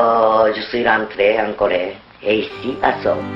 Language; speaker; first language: French; non-native, fluent; Korean